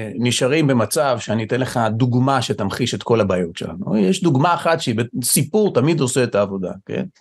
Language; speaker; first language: Hebrew; native; Hebrew